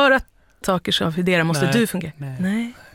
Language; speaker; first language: Swedish; native; Swedish